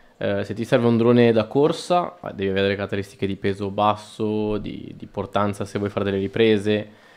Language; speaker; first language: Italian; early bilingual, other home language; Spanish